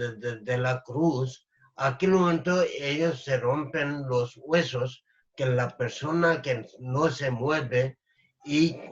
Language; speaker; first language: Spanish; non-native, learner; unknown